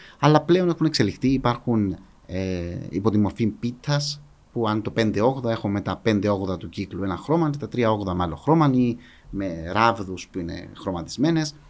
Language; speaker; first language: Greek; native; Greek